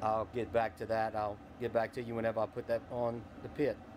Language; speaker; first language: English; native; English